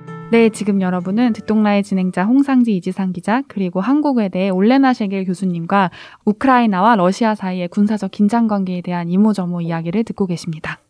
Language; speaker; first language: Korean; native; Korean